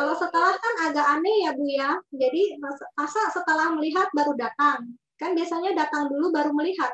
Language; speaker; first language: Indonesian; native; Indonesian